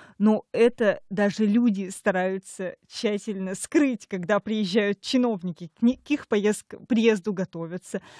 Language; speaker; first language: Russian; native; Russian